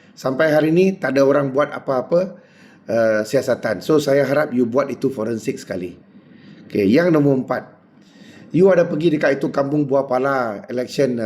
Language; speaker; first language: Malay; non-native, local second language; Punjabi